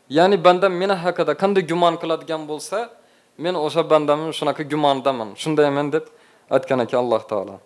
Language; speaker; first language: Uzbek; native; Uzbek